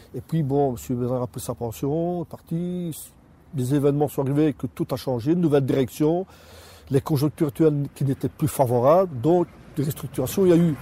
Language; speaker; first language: French; native; French